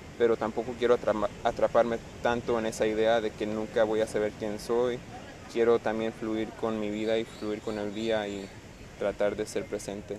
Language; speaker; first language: Spanish; early bilingual, heritage; Spanish